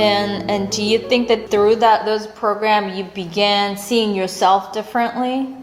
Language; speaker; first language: English; non-native, fluent; Korean